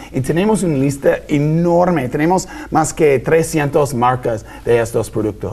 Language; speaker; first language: Spanish; non-native, fluent; English